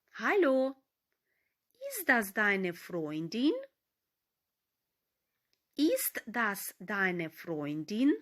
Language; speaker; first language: German; non-native, fluent; Ukrainian